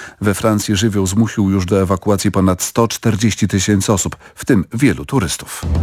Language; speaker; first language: Polish; native; Polish